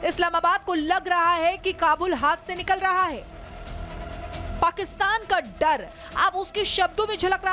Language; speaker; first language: Hindi; native; Hindi